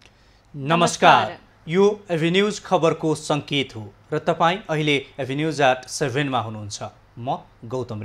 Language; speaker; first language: Nepali; native; Nepali